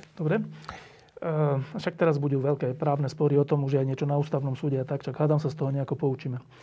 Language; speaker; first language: Slovak; native; Slovak